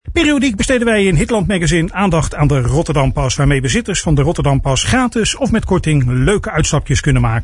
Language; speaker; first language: Dutch; native; Dutch